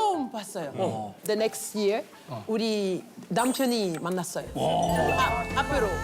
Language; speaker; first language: Korean; non-native, learner; French